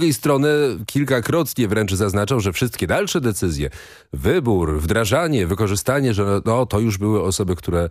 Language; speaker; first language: Polish; native; Polish